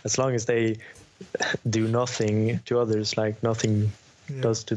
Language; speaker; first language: English; non-native, fluent; Norwegian